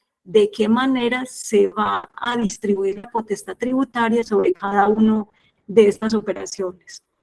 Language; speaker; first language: Spanish; native; Spanish